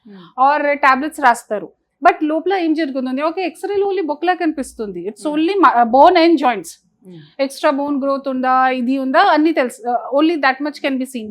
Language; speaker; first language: Telugu; non-native, fluent; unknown